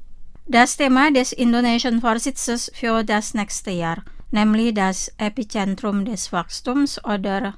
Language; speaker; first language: German; non-native, fluent; Indonesian